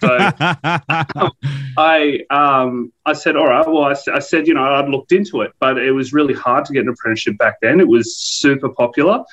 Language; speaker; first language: English; native; English